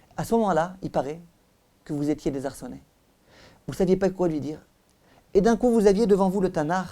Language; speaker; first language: French; native; French